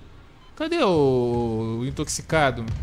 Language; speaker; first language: Portuguese; native; Portuguese